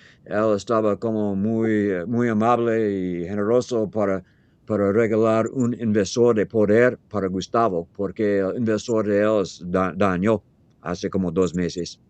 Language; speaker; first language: Spanish; non-native, learner; English